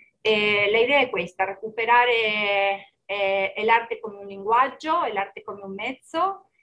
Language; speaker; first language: Italian; non-native, fluent; Spanish